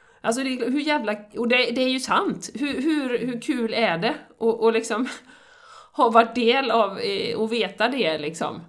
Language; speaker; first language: Swedish; native; Swedish